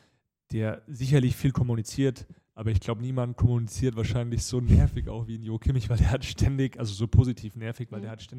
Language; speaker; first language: German; native; German